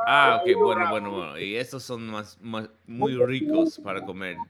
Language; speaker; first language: Spanish; non-native, learner; English